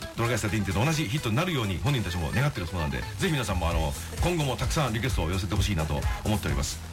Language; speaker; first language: Japanese; native; Japanese